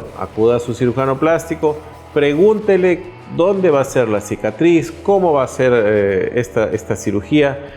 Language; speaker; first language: Spanish; native; Spanish